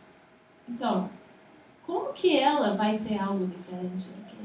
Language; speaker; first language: Portuguese; non-native, fluent; English